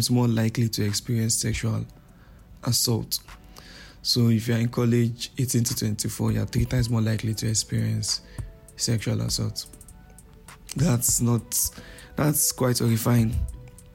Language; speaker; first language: English; non-native, local second language; Yoruba